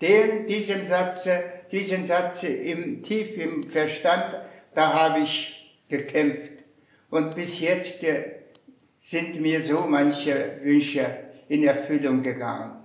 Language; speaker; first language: German; non-native, fluent; Mongolian